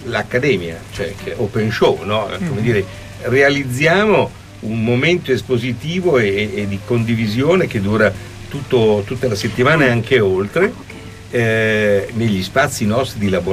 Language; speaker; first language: Italian; native; Italian